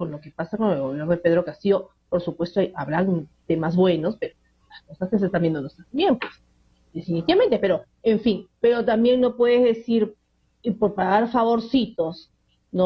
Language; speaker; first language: Spanish; native; Spanish